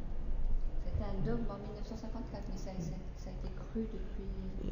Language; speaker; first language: French; native; French